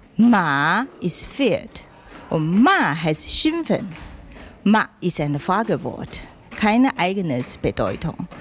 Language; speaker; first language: German; non-native, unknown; Chinese